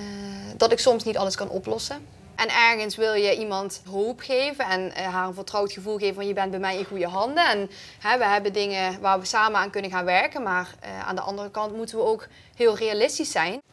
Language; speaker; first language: Dutch; native; Dutch